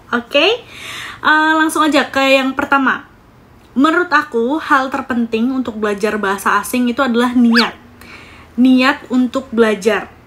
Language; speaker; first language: Indonesian; native; Indonesian